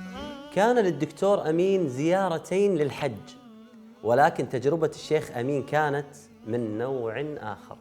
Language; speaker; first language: Arabic; native; Arabic